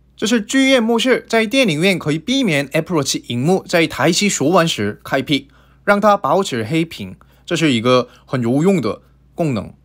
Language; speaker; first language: Chinese; non-native, fluent; Korean